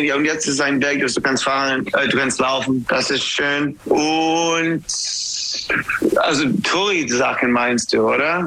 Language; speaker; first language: German; non-native, learner; English